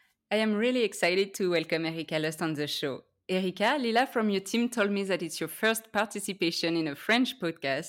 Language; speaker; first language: English; non-native, fluent; French